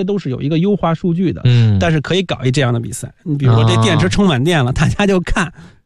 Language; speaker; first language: Chinese; native; Chinese